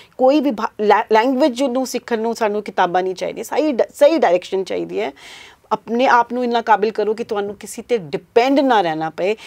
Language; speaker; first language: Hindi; non-native, local second language; Punjabi